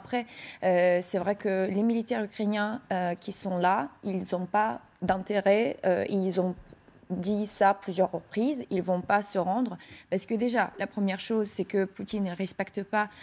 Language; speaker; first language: French; non-native, fluent; Ukrainian